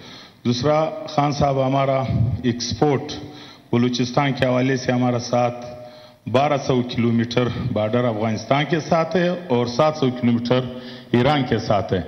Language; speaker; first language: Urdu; non-native, local second language; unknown